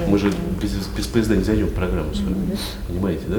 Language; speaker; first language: Russian; native; Russian